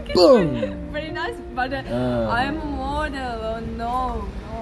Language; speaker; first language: English; non-native, learner; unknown